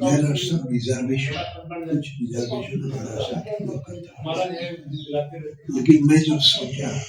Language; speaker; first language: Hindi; non-native, local second language; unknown